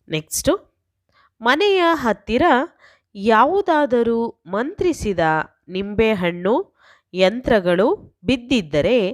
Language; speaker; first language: Kannada; native; Kannada